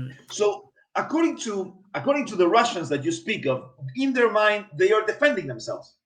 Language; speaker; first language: English; non-native, fluent; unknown